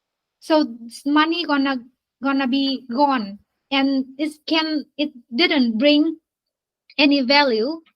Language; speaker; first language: English; non-native, learner; Vietnamese